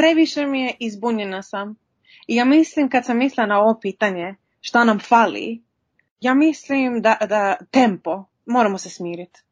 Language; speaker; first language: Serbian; early bilingual, heritage; Serbian